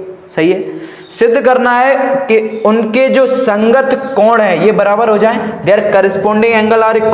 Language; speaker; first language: Hindi; native; Hindi